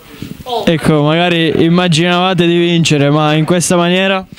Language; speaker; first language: Italian; native; Italian